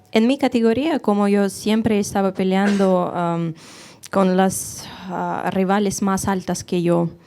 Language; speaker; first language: Spanish; non-native, fluent; Russian